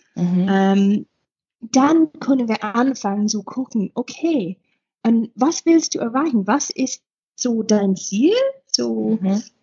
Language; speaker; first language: German; non-native, learner; English